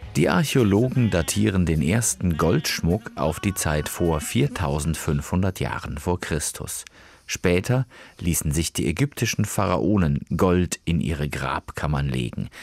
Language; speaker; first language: German; native; German